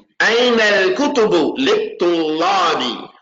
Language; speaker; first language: Arabic; non-native, fluent; English